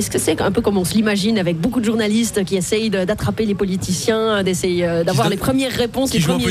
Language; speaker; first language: French; native; French